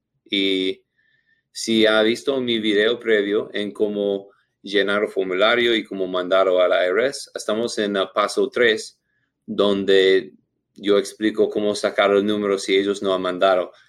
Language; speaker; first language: Spanish; non-native, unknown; English